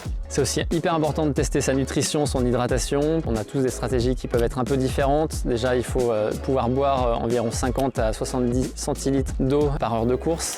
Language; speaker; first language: French; native; French